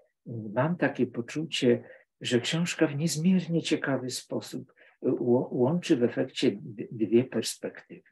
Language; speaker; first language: Polish; native; Polish